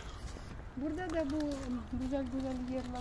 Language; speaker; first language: Turkish; non-native, learner; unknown